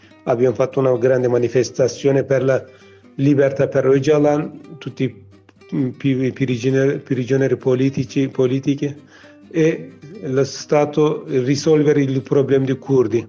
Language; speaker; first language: Italian; non-native, learner; Kurdish